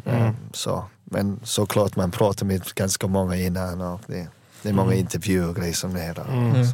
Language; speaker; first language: Swedish; non-native, learner; English